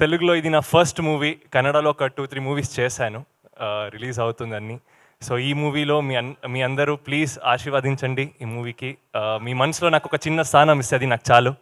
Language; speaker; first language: Telugu; non-native, learner; Kannada